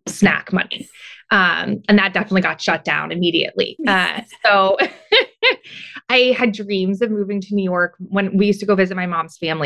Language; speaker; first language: English; native; English